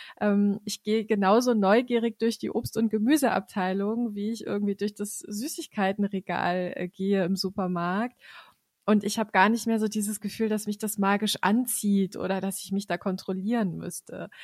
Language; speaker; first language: German; native; German